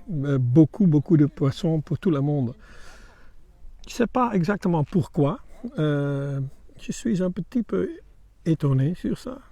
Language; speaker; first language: French; non-native, learner; Dutch